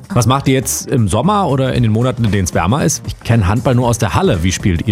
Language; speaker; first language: German; native; German